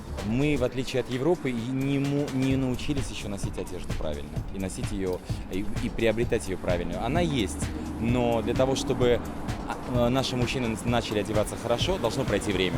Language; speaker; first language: Russian; native; Russian